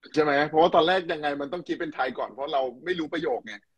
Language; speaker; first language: Thai; native; Thai